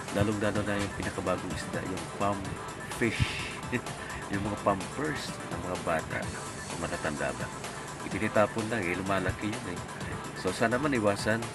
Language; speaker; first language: Filipino; non-native, local second language; Bikol